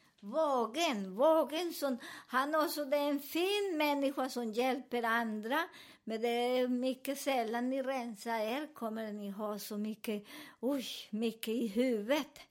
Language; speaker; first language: Swedish; non-native, learner; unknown